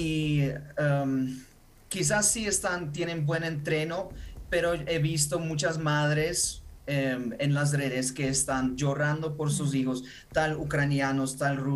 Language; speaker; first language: Spanish; non-native, fluent; Ukrainian